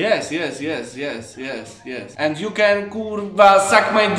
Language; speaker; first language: English; non-native, learner; Polish